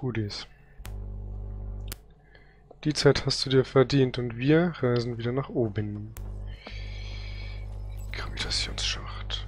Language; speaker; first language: German; native; German